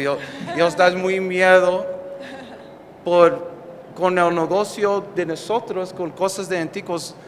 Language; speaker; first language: Spanish; non-native, learner; English